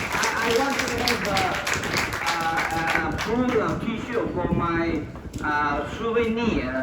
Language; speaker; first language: English; non-native, fluent; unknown